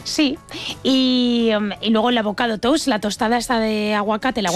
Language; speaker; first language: Spanish; native; Spanish